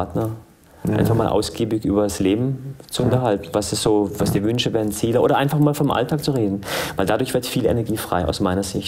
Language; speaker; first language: German; early bilingual, other home language; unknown